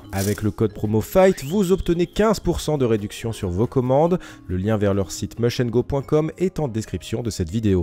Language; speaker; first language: French; native; French